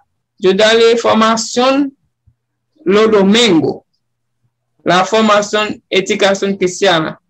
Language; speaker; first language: Spanish; non-native, learner; Haitian Creole